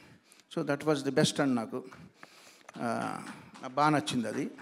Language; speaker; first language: Telugu; native; Telugu